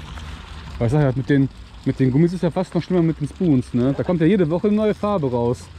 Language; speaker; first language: German; native; German